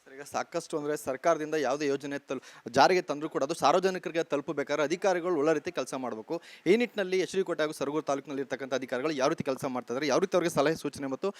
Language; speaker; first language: Kannada; native; Kannada